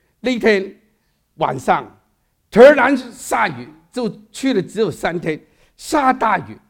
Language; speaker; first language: Chinese; non-native, local second language; Cantonese